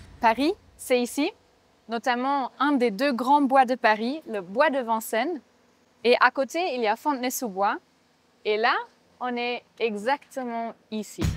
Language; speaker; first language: French; non-native, fluent; German